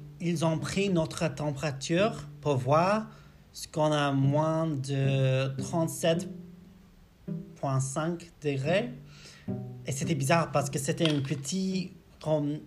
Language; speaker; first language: French; non-native, learner; English